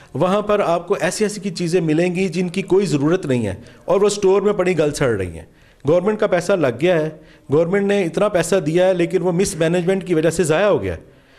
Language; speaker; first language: Urdu; non-native, local second language; Punjabi